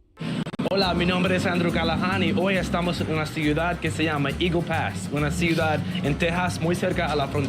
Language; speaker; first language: Spanish; non-native, learner; English